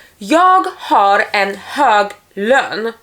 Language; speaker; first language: Swedish; non-native, fluent; Polish